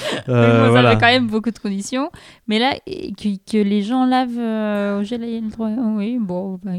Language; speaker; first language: French; native; French